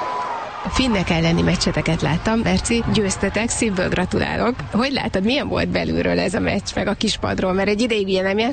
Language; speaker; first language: Hungarian; native; Hungarian